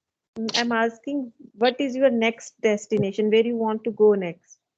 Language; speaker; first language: English; non-native, fluent; Hindi